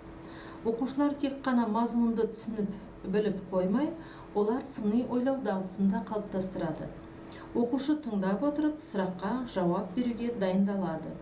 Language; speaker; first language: Kazakh; native; Kazakh